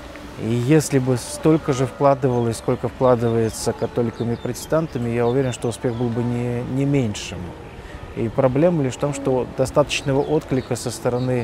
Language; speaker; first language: Russian; native; Russian